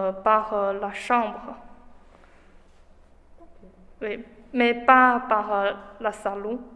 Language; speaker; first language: French; non-native, learner; Chinese